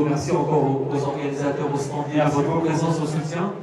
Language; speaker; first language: French; native; French